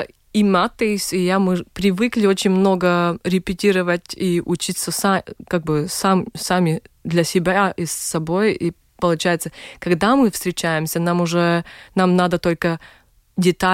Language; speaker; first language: Russian; non-native, local second language; Latvian